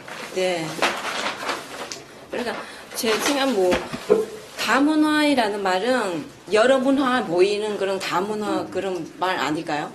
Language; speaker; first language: Korean; non-native, fluent; Vietnamese